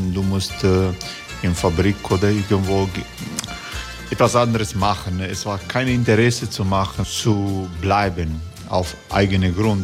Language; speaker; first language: German; non-native, learner; Croatian